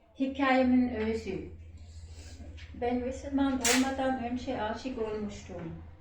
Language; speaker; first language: Turkish; non-native, learner; German